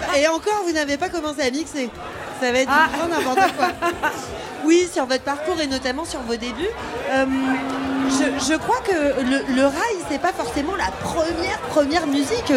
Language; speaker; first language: French; native; French